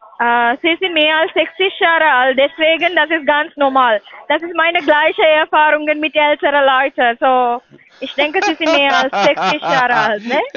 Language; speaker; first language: German; non-native, learner; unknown